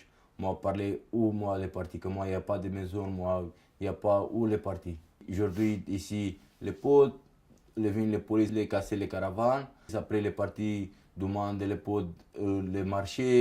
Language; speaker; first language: French; non-native, learner; Romanian